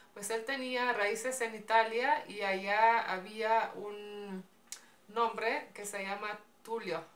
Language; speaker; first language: Spanish; non-native, fluent; Slovenian